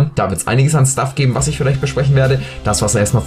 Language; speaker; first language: German; native; German